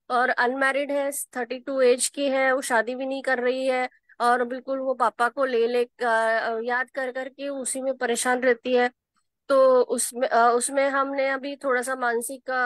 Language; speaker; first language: Hindi; non-native, local second language; Marathi